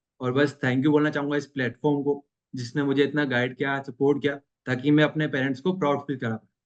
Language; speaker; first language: Hindi; native; Hindi